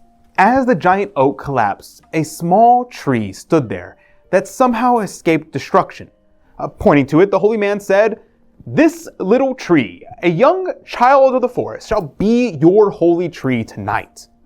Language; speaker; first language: English; native; English